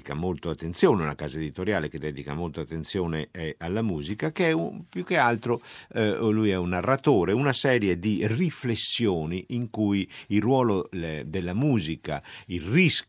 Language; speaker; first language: Italian; native; Italian